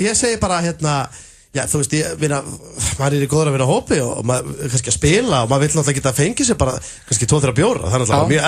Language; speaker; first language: Icelandic; native; Icelandic